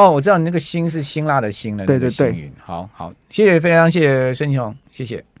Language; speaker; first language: Chinese; native; Chinese